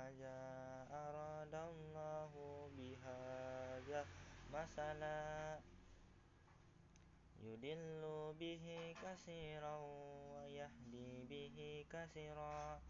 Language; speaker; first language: Arabic; non-native, learner; Indonesian